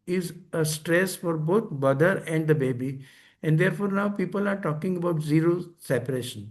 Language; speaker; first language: English; non-native, local second language; Gujarati